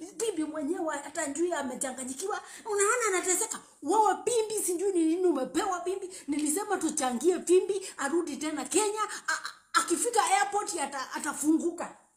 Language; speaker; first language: Swahili; native; Swahili